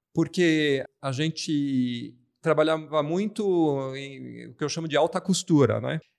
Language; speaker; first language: Portuguese; non-native, fluent; French